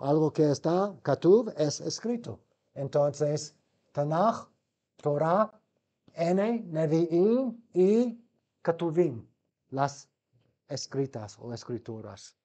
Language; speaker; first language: Spanish; non-native, fluent; English